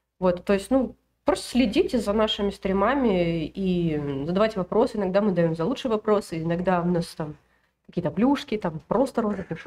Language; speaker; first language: Russian; native; Russian